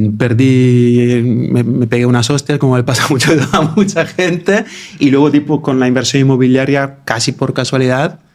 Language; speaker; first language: Spanish; non-native, fluent; Italian